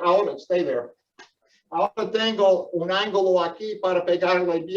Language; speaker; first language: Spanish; non-native, fluent; English